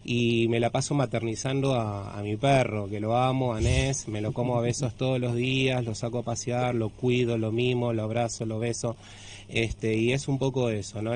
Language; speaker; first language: Spanish; native; Spanish